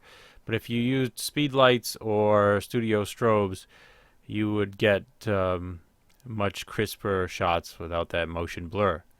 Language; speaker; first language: English; native; English